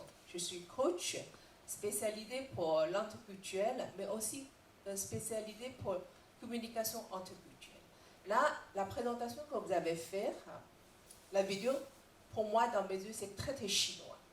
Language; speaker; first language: French; non-native, fluent; Chinese